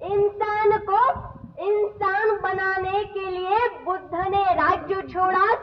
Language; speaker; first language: Hindi; non-native, local second language; Marathi